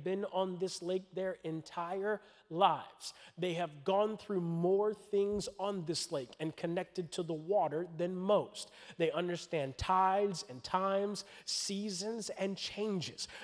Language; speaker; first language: English; native; English